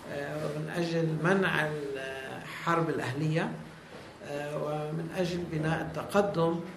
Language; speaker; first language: Arabic; native; Arabic